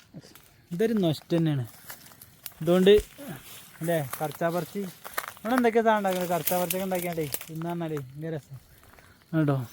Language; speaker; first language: Malayalam; native; Malayalam